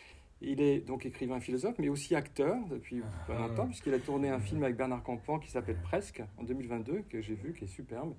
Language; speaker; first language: French; native; French